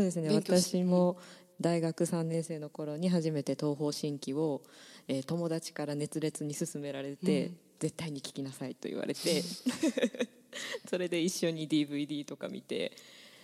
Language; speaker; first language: Japanese; native; Japanese